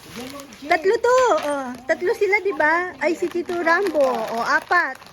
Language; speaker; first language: Filipino; native; Filipino